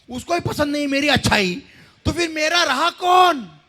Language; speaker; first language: Hindi; non-native, local second language; Marathi